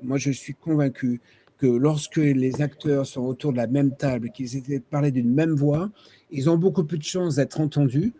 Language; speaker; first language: French; native; French